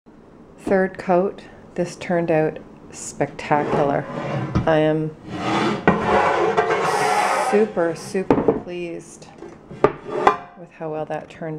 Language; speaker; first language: English; native; English